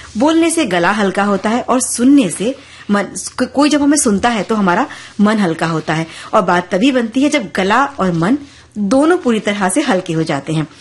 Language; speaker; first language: Hindi; native; Hindi